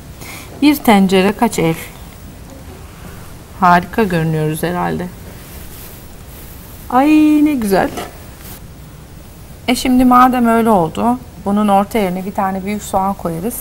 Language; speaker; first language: Turkish; native; Turkish